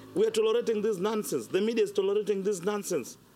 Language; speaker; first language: English; non-native, local second language; Swahili